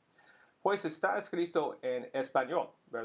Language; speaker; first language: Spanish; non-native, fluent; English